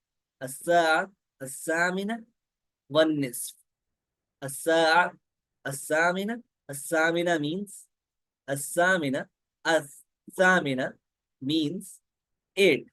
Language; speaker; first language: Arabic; non-native, learner; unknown